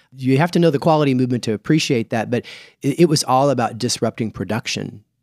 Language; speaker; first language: English; native; English